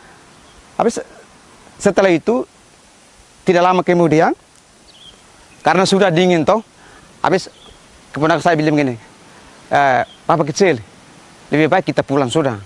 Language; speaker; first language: Indonesian; non-native, local second language; Tetum